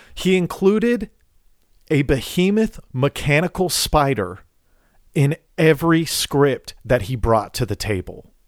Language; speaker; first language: English; native; English